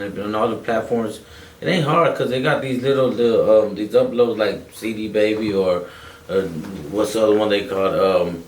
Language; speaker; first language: English; native; English